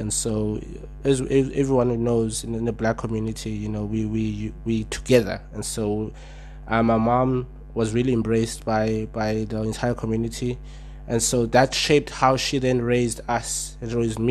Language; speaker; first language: English; non-native, local second language; Xhosa